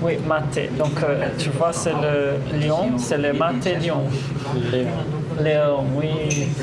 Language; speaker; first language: French; non-native, fluent; Portuguese